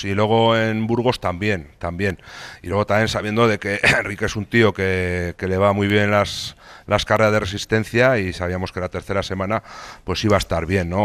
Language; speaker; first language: Spanish; native; Spanish